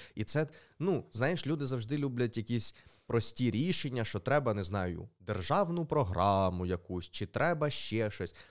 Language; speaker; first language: Ukrainian; native; Ukrainian